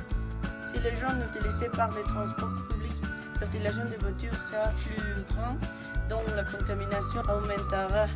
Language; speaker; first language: French; non-native, learner; Spanish